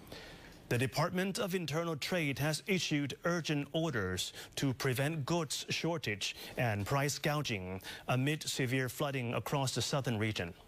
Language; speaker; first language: English; non-native, fluent; Thai